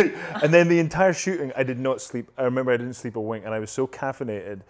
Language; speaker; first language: English; native; English